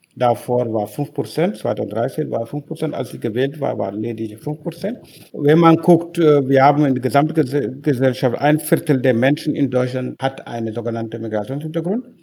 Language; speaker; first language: German; non-native, fluent; Wolof